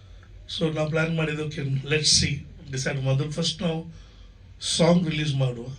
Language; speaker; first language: Kannada; non-native, local second language; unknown